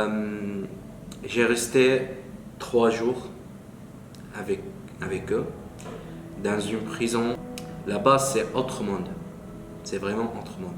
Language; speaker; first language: French; non-native, learner; Arabic